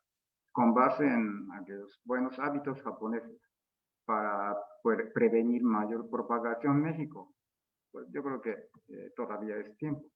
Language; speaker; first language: Spanish; non-native, fluent; Japanese